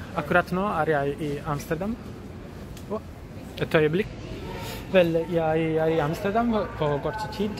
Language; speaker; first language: Norwegian; non-native, learner; Italian